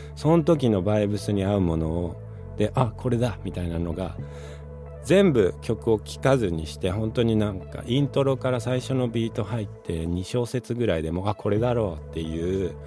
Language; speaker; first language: Japanese; early bilingual, other home language; Spanish